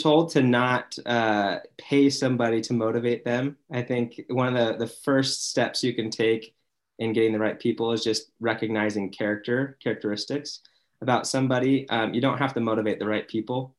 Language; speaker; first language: English; native; English